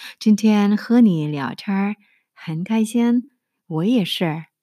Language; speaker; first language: Chinese; non-native, fluent; Korean